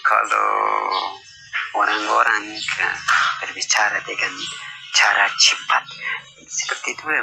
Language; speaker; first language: Indonesian; non-native, learner; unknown